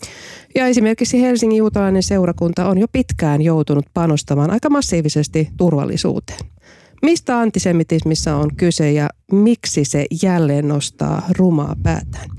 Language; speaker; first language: Finnish; native; Finnish